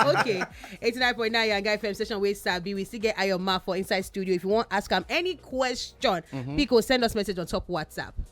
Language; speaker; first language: Nigerian Pidgin; native; Nigerian Pidgin